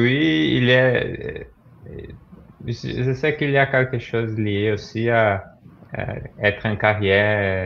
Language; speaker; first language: French; non-native, fluent; Portuguese